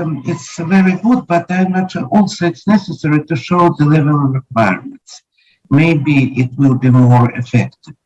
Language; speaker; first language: English; non-native, learner; Ukrainian